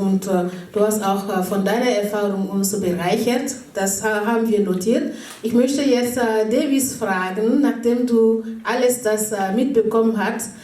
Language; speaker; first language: German; non-native, fluent; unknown